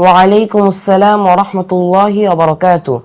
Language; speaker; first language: Arabic; non-native, learner; Bangla